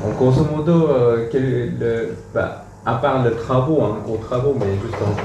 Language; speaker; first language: French; non-native, learner; Korean